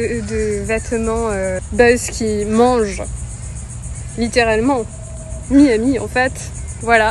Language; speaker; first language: French; native; French